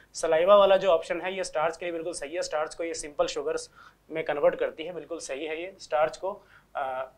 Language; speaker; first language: Hindi; native; Hindi